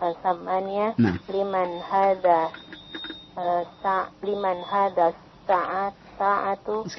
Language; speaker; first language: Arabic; non-native, learner; Indonesian